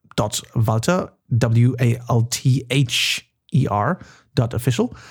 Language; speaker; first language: English; non-native, fluent; German